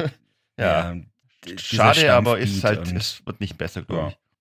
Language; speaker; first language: German; native; German